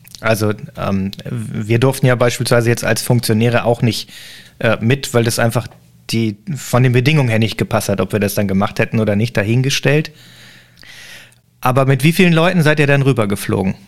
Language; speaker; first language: German; native; German